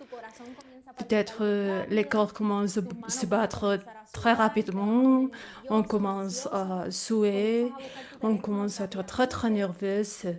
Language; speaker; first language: French; non-native, fluent; Spanish